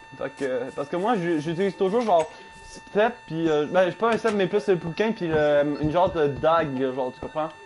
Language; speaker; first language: French; native; French